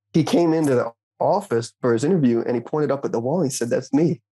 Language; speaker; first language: English; native; English